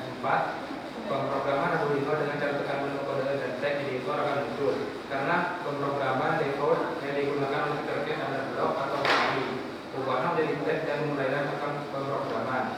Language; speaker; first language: Indonesian; native; Indonesian